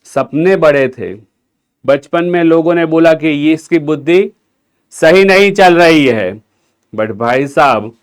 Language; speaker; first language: Hindi; non-native, local second language; Gujarati